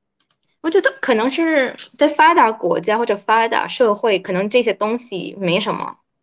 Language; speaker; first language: Chinese; early bilingual, heritage; Chinese